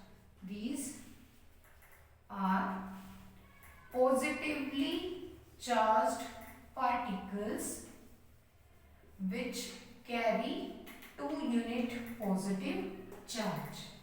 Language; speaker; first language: English; non-native, local second language; Hindi